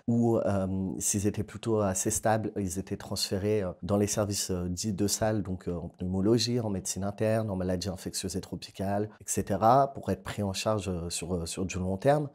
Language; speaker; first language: French; native; French